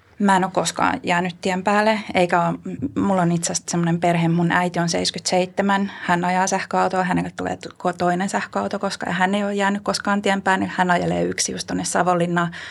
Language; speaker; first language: Finnish; native; Finnish